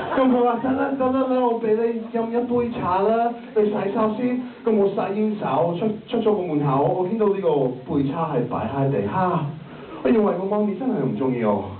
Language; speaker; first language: Cantonese; non-native, learner; English